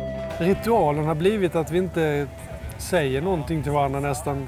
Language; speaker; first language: Swedish; native; Swedish